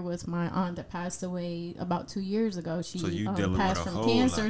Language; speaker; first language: English; non-native, fluent; Spanish